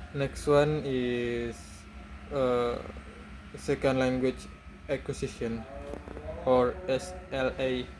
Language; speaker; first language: English; non-native, learner; Indonesian